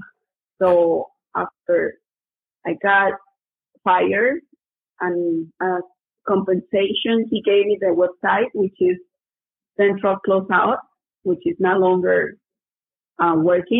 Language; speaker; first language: English; non-native, fluent; Spanish